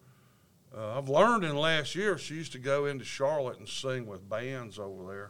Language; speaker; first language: English; native; English